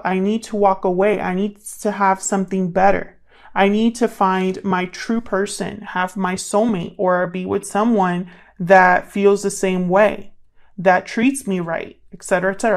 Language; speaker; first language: English; native; English